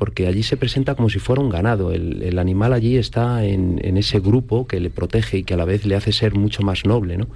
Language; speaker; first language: Spanish; native; Spanish